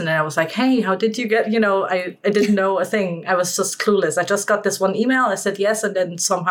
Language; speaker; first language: English; non-native, fluent; German